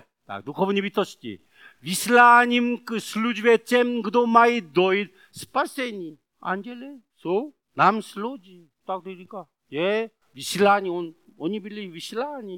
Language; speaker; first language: Czech; non-native, learner; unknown